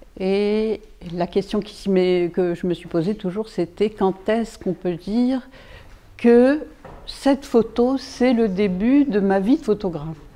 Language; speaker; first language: French; native; French